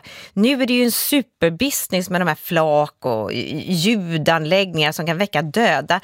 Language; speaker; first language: Swedish; native; Swedish